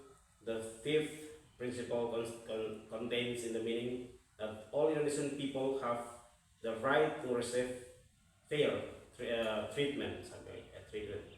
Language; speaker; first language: English; non-native, fluent; Indonesian